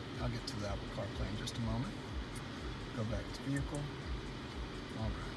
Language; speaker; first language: English; native; English